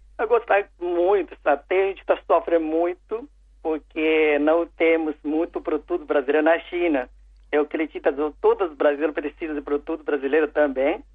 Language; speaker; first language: Portuguese; non-native, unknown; Chinese